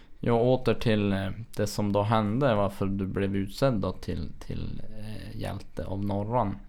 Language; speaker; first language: Swedish; native; Swedish